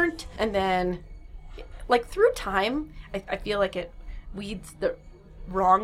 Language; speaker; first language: English; native; English